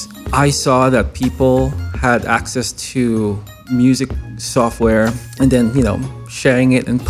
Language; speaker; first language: English; non-native, local second language; Filipino